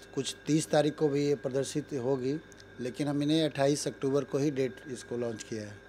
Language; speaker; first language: Hindi; native; Hindi